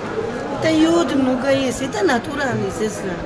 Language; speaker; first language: Russian; non-native, local second language; Georgian